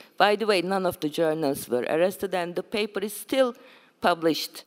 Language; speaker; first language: English; non-native, fluent; Turkish